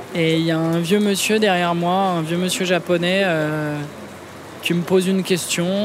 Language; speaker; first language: French; native; French